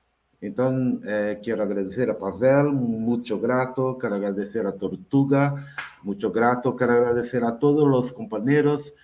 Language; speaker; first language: Spanish; non-native, learner; Portuguese